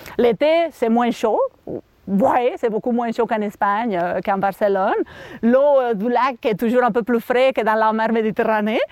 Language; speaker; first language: French; non-native, fluent; Spanish